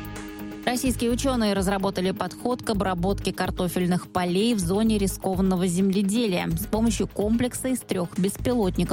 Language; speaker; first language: Russian; native; Russian